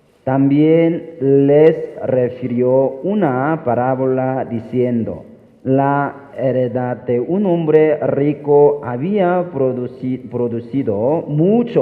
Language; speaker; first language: Spanish; non-native, fluent; Korean